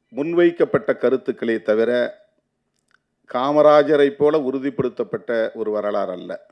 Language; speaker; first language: Tamil; native; Tamil